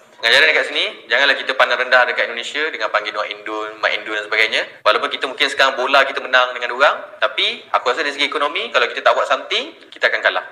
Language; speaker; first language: Malay; native; Malay